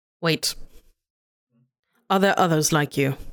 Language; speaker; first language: English; native; English